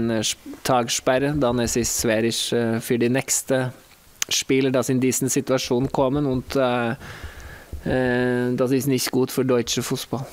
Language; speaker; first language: German; non-native, learner; Norwegian